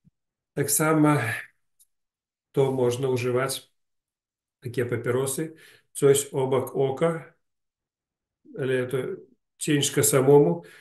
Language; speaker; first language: Polish; non-native, learner; Ukrainian